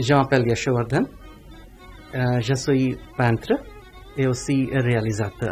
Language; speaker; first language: French; non-native, fluent; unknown